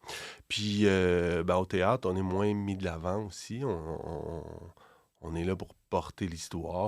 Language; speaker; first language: French; native; French